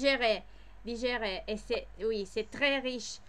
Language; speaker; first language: French; non-native, learner; English